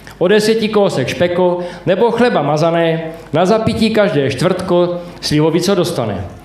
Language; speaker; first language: Czech; native; Czech